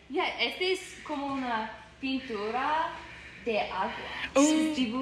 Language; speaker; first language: Spanish; non-native, learner; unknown